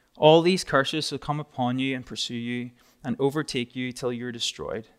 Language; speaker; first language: English; native; English